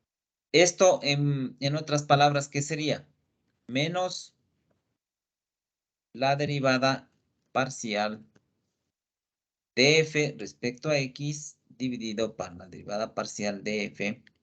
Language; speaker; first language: Spanish; native; Spanish